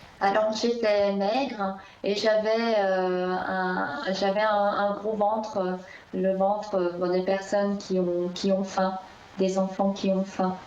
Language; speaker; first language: French; early bilingual, other home language; Korean